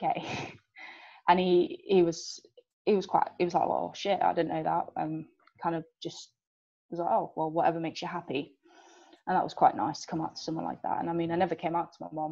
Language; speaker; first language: English; native; English